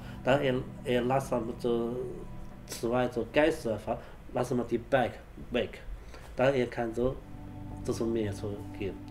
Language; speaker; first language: German; non-native, learner; Chinese